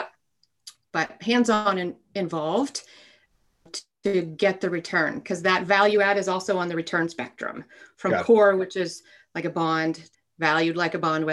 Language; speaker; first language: English; native; English